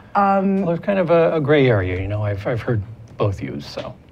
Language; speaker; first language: English; native; English